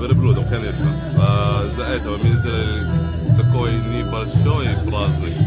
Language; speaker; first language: Russian; non-native, learner; Arabic